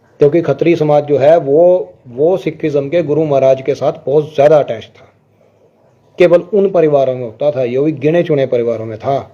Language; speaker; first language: Hindi; non-native, local second language; Punjabi